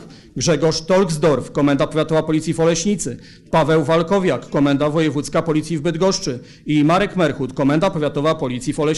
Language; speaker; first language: Polish; native; Polish